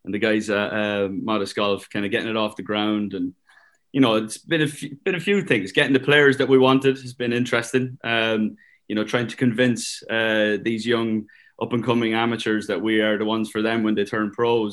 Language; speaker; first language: English; native; English